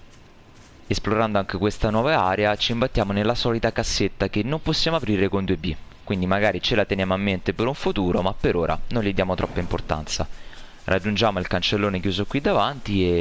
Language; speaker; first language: Italian; native; Italian